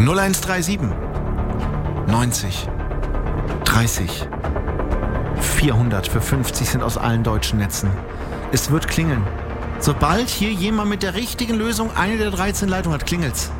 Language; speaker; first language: German; native; German